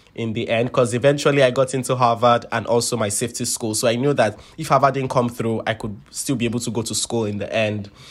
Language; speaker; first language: English; non-native, local second language; Yoruba